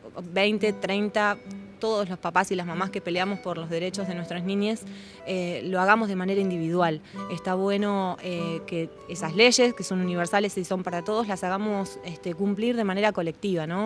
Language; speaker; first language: Spanish; native; Spanish